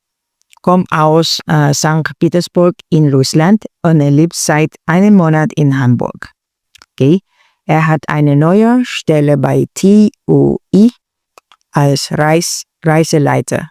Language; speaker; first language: German; non-native, learner; Filipino